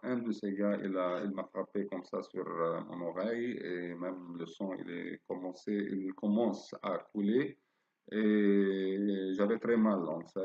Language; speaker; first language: French; non-native, fluent; Arabic